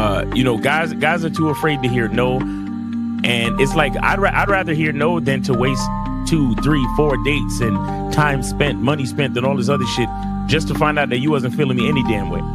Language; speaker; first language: English; native; English